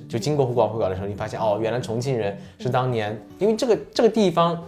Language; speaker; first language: Chinese; native; Chinese